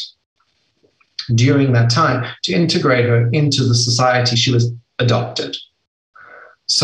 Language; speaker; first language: English; native; English